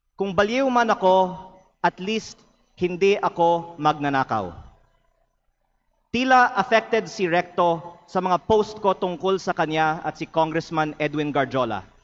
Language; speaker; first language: Filipino; native; Filipino